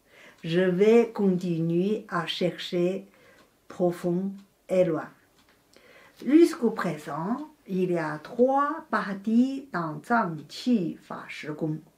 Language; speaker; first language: French; non-native, fluent; Chinese